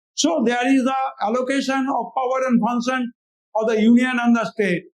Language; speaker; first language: English; non-native, local second language; Bangla